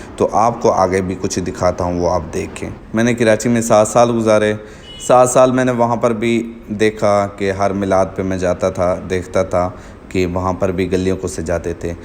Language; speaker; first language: Urdu; non-native, local second language; Saraiki